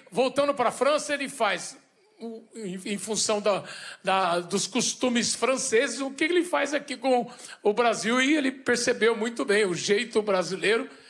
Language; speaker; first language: Portuguese; native; Portuguese